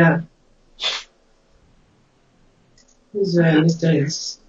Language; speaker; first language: English; non-native, learner; French